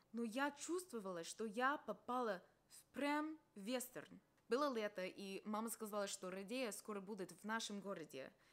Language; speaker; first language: Russian; non-native, fluent; English